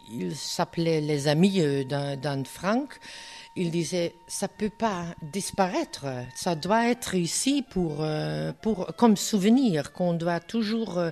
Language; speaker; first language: French; non-native, learner; Dutch